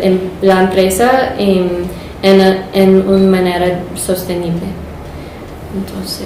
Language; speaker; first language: Spanish; non-native, fluent; English